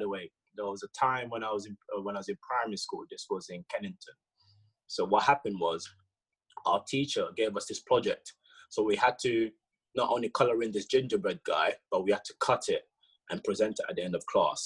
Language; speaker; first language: English; early bilingual, other home language; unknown